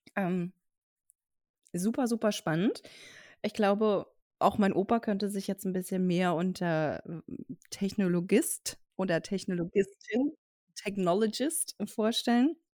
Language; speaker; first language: German; native; German